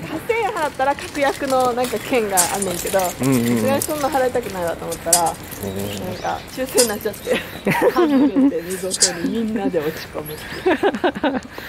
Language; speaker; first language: Japanese; native; Japanese